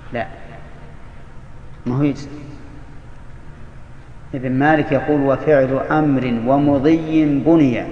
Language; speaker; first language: Arabic; native; Arabic